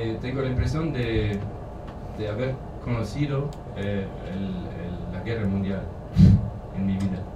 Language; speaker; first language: Spanish; non-native, learner; German